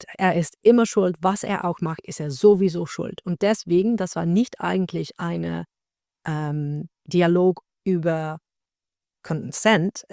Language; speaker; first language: German; non-native, learner; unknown